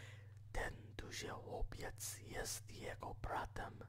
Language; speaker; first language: Polish; non-native, learner; English